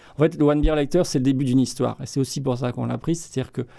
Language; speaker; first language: French; native; French